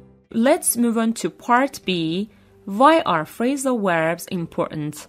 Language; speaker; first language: English; non-native, fluent; Persian